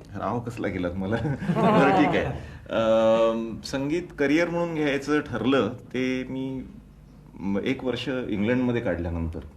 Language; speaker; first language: Marathi; non-native, local second language; Konkani